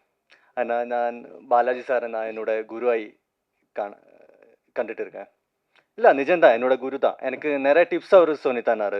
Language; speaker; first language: Tamil; non-native, learner; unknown